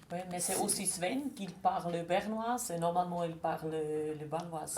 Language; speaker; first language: French; non-native, local second language; German